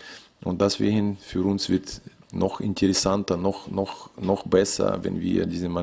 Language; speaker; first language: German; non-native, learner; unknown